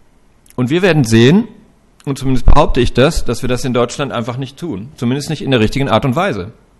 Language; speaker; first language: German; native; German